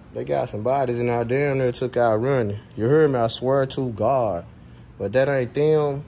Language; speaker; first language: English; native; English